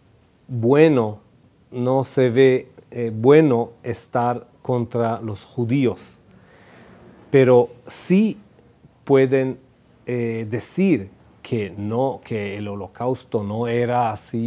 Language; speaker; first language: Spanish; non-native, fluent; Hebrew